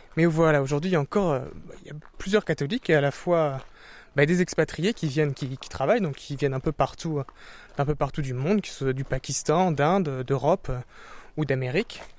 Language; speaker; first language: French; native; French